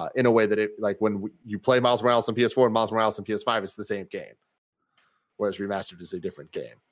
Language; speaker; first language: English; native; English